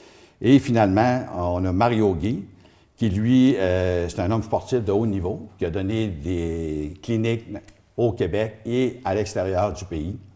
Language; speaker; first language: French; native; French